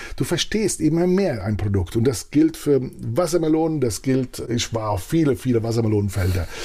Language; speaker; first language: German; early bilingual, other home language; Italian